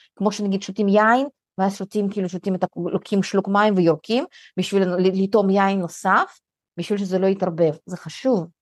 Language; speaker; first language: Hebrew; early bilingual, other home language; Russian